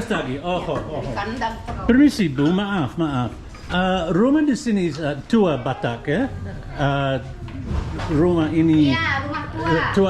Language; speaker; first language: Indonesian; non-native, learner; English